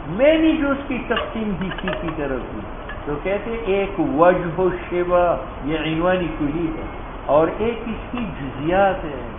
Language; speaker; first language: Urdu; non-native, local second language; Pashto